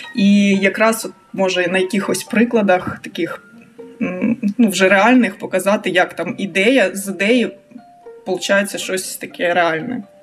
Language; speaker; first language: Ukrainian; non-native, local second language; Russian